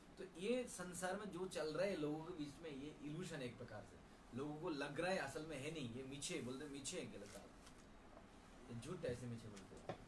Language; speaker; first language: Hindi; non-native, local second language; Bangla